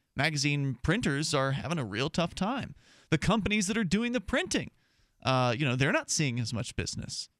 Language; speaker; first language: English; native; English